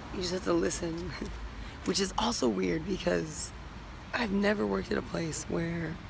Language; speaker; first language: English; native; English